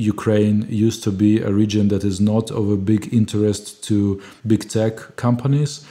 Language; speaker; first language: English; non-native, fluent; Ukrainian